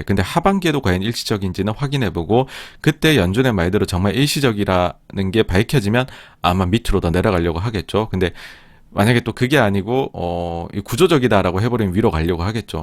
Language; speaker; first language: Korean; native; Korean